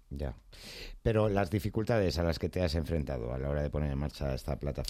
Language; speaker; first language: Spanish; native; Spanish